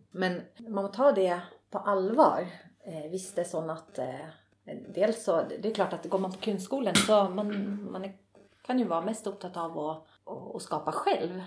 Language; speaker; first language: Swedish; native; Swedish